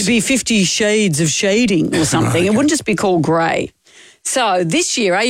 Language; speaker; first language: English; native; English